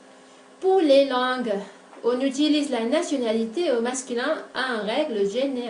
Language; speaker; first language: French; non-native, fluent; Spanish